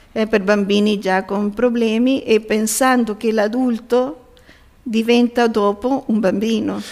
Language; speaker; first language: Italian; early bilingual, heritage; Spanish